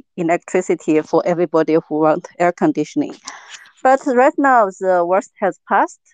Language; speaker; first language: English; non-native, fluent; Chinese